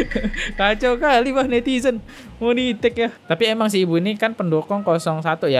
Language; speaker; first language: Indonesian; native; Indonesian